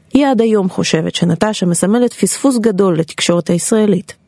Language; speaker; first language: Hebrew; non-native, fluent; Russian